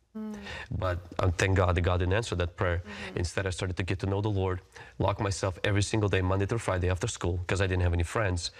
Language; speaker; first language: English; early bilingual, other home language; Russian